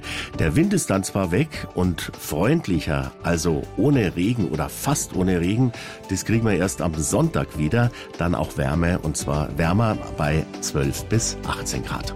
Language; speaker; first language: German; native; German